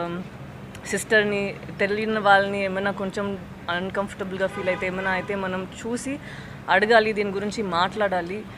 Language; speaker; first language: Telugu; non-native, fluent; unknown